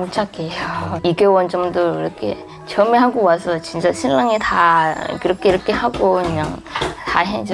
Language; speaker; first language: Korean; non-native, learner; Vietnamese